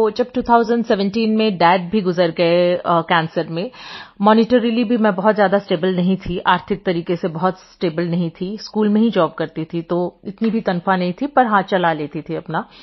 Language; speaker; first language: Hindi; non-native, local second language; Bangla